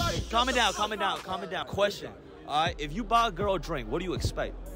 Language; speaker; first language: English; early bilingual, other home language; Chinese